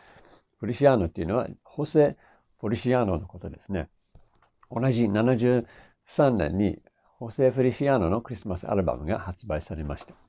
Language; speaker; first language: Japanese; non-native, fluent; English